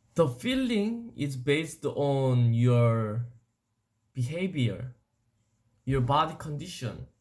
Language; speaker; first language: English; non-native, learner; Korean